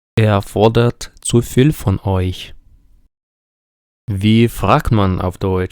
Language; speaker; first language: German; non-native, fluent; Ukrainian